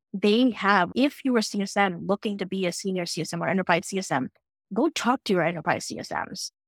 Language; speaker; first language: English; non-native, local second language; Gujarati